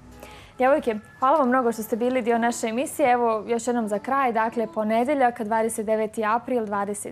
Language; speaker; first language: Croatian; native; Croatian